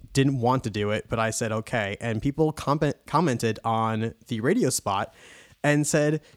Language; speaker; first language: English; native; English